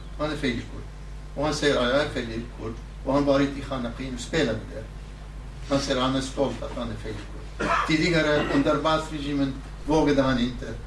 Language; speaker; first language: Swedish; non-native, fluent; Southern Kurdish